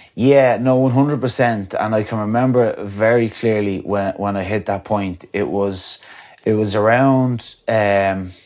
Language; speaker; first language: English; native; English